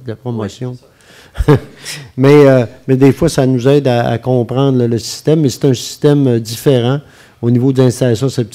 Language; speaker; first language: French; native; French